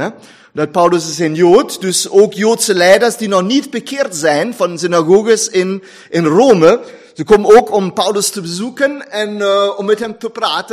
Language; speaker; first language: Dutch; non-native, fluent; German